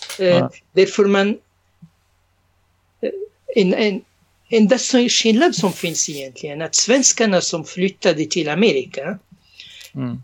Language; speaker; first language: Swedish; non-native, fluent; Arabic